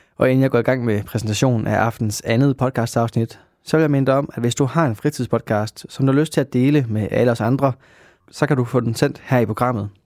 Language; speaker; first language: Danish; native; Danish